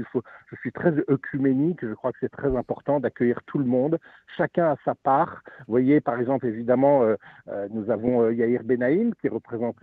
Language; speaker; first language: French; native; French